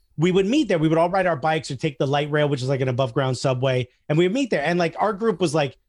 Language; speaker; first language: English; native; English